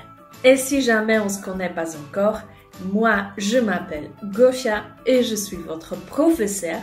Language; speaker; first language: French; non-native, fluent; Polish